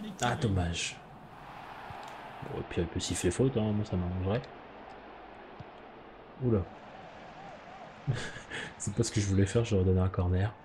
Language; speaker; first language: French; native; French